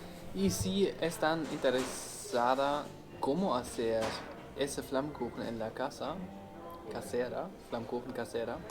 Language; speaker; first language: Spanish; non-native, learner; German